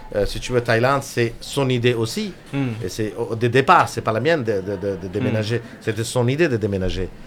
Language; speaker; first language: French; non-native, fluent; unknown